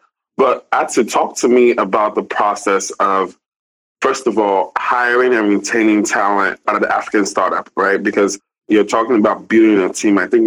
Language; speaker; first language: English; non-native, local second language; Igbo